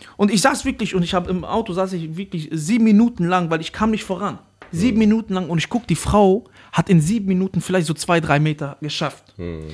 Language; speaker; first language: German; early bilingual, other home language; Arabic